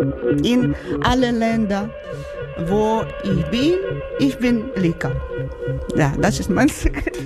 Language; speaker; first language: German; non-native, learner; Ukrainian